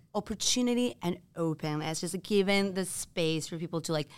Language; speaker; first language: English; non-native, fluent; Spanish